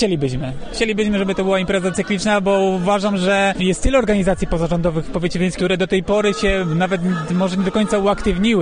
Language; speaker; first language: Polish; native; Polish